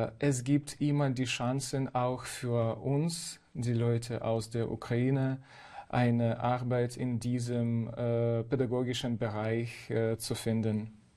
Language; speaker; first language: German; non-native, fluent; Ukrainian